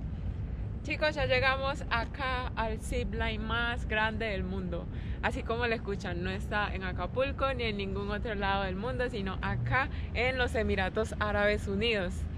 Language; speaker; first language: Spanish; native; Spanish